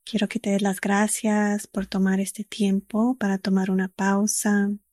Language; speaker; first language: Spanish; early bilingual, other home language; English